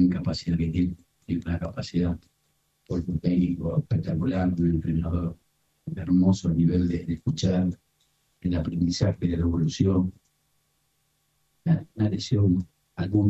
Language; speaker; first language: Spanish; native; Spanish